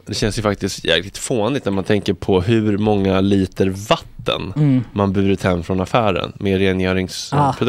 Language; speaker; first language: Swedish; native; Swedish